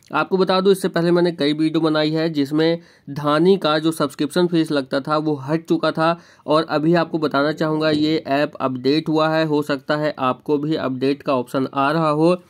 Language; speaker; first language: Hindi; native; Hindi